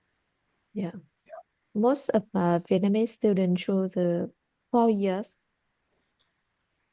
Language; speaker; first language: English; non-native, learner; Vietnamese